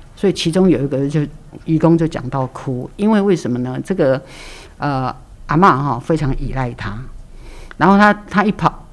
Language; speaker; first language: Chinese; native; Chinese